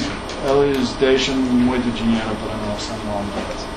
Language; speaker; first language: Portuguese; non-native, learner; English